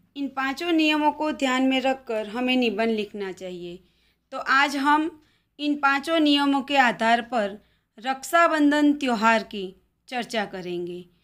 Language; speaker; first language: Hindi; non-native, local second language; Gujarati